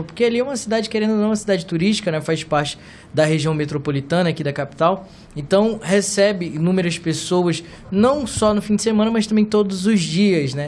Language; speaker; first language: Portuguese; native; Portuguese